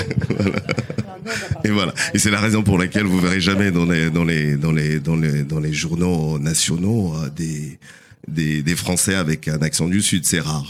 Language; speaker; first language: French; non-native, fluent; Portuguese